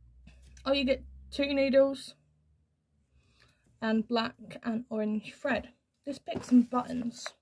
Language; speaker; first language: English; native; English